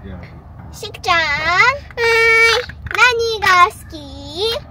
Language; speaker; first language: Japanese; non-native, learner; Filipino